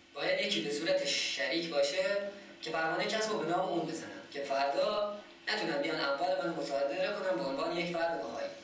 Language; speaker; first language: Persian; native; Persian